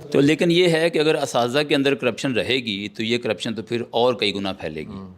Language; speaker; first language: Urdu; native; Urdu